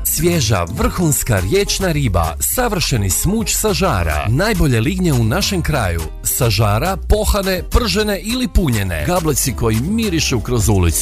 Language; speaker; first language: Croatian; native; Croatian